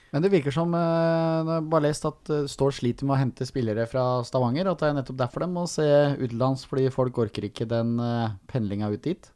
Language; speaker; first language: Norwegian; native; Norwegian